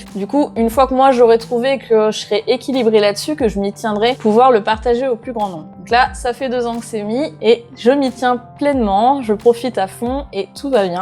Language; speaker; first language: French; native; French